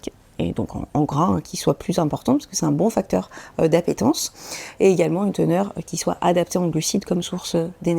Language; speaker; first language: French; native; French